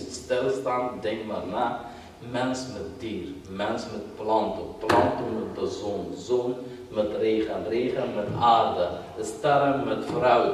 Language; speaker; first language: Dutch; non-native, fluent; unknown